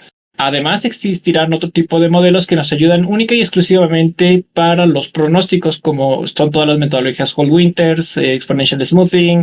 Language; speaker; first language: Spanish; native; Spanish